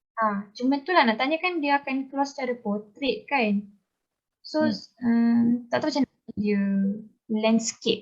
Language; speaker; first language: Malay; native; Malay